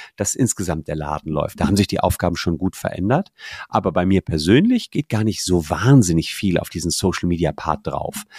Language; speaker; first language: German; native; German